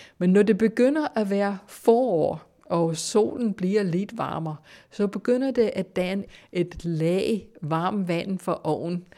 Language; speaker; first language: Danish; non-native, fluent; English